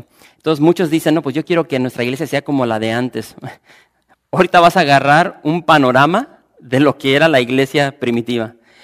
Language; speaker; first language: Spanish; native; Spanish